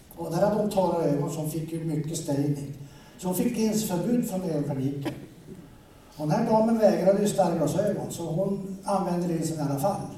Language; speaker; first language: Swedish; native; Swedish